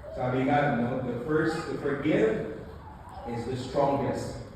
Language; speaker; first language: English; non-native, local second language; Filipino